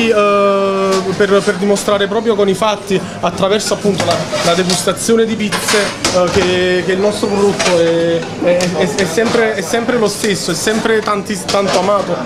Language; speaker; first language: Italian; native; Italian